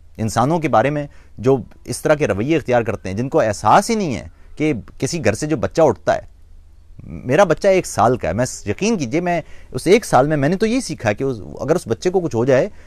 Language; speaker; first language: Urdu; non-native, local second language; Punjabi